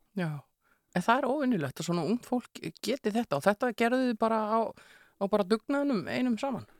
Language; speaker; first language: Icelandic; native; Icelandic